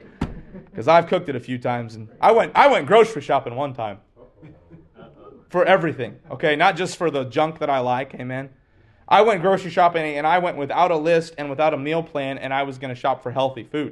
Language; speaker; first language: English; native; English